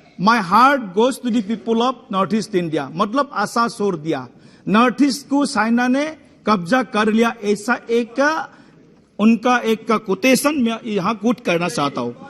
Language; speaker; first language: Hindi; non-native, local second language; Assamese